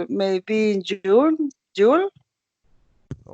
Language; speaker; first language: English; non-native, learner; Spanish